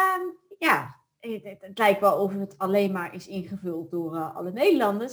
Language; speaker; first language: Dutch; native; Dutch